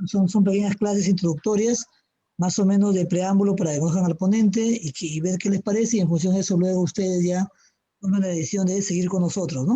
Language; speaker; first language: Spanish; native; Spanish